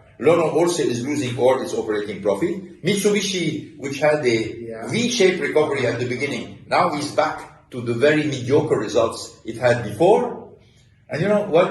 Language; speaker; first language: English; non-native, fluent; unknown